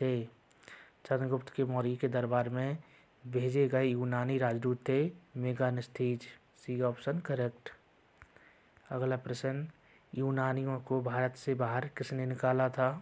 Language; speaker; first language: Hindi; native; Hindi